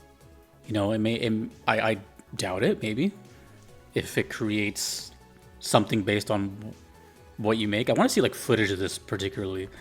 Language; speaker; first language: English; native; English